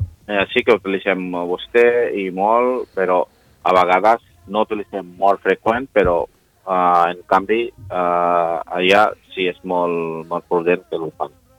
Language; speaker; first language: Catalan; non-native, learner; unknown